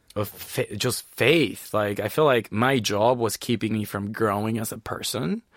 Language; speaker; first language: English; early bilingual, other home language; Spanish